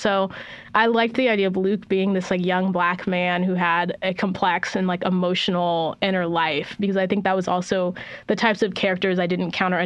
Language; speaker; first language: English; native; English